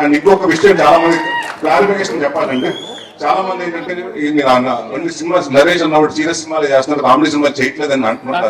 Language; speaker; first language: Telugu; native; Telugu